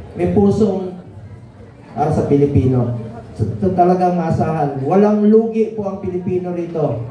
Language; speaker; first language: Filipino; non-native, local second language; Cebuano